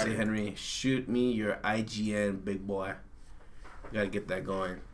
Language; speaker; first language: English; native; English